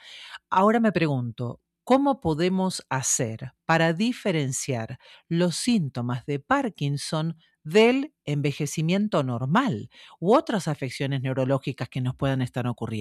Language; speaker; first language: Spanish; native; Spanish